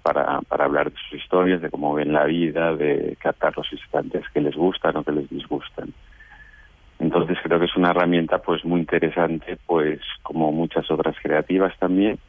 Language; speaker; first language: Spanish; native; Spanish